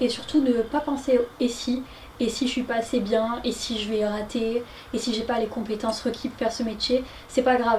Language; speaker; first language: French; native; French